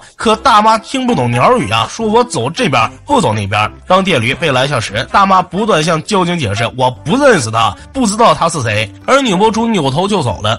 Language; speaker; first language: Chinese; native; Chinese